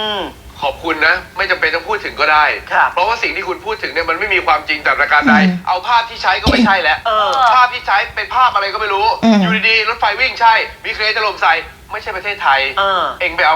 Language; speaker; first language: Thai; native; Thai